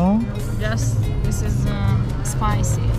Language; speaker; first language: English; non-native, learner; Persian